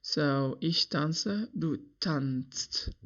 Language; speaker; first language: German; non-native, learner; English